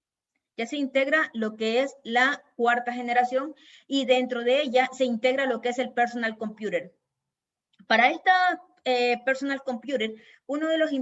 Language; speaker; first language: Spanish; native; Spanish